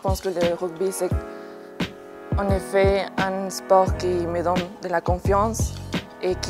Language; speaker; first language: French; non-native, fluent; Spanish